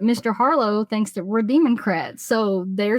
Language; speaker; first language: English; native; English